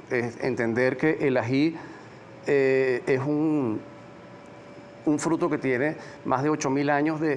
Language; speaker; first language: Spanish; native; Spanish